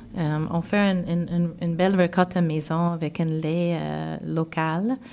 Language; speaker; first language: French; non-native, fluent; English